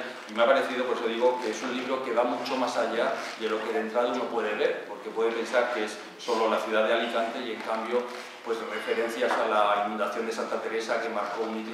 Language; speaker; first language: Spanish; native; Spanish